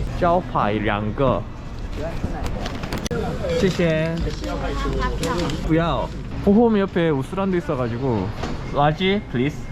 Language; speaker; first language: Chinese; non-native, learner; Korean